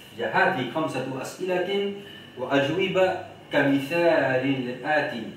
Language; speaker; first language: Arabic; non-native, fluent; Morisyen